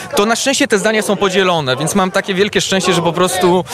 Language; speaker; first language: Polish; early bilingual, heritage; Polish